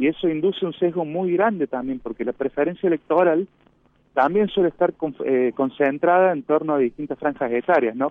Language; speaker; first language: Spanish; native; Spanish